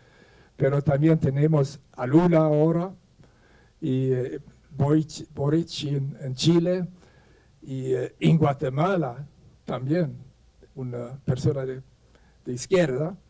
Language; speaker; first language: Spanish; non-native, fluent; Swedish